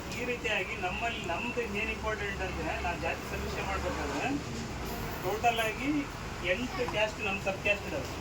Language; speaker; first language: Kannada; non-native, local second language; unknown